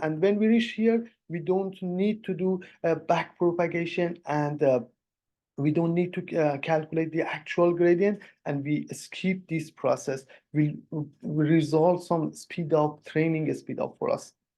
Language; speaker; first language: English; non-native, fluent; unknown